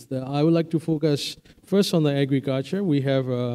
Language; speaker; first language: English; non-native, fluent; Burmese